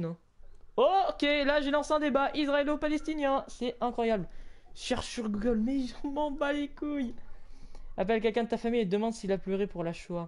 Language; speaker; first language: French; native; French